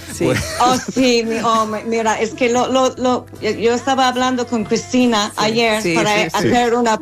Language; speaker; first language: Spanish; non-native, fluent; English